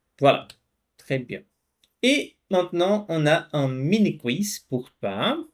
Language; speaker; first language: French; non-native, fluent; Portuguese